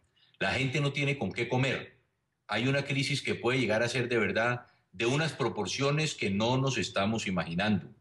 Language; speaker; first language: Spanish; native; Spanish